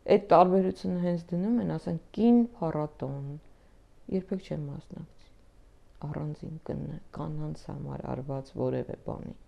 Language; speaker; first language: Armenian; native; Armenian